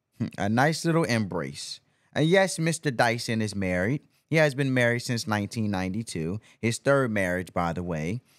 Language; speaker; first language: English; native; English